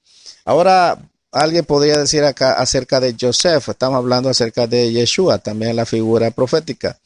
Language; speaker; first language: Spanish; native; Spanish